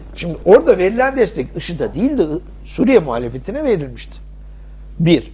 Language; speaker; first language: Turkish; early bilingual, other home language; English